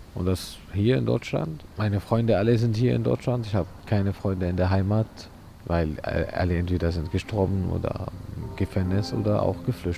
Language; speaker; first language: German; non-native, fluent; Arabic